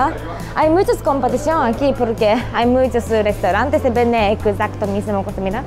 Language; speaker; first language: Spanish; non-native, learner; Japanese